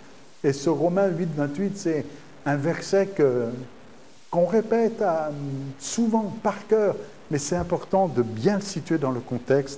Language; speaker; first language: French; native; French